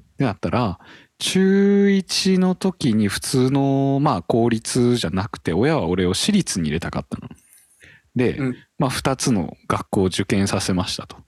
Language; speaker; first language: Japanese; early bilingual, heritage; Japanese